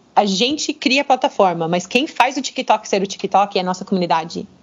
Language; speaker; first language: Portuguese; non-native, fluent; English